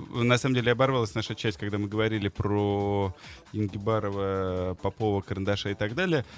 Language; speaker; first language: Russian; native; Russian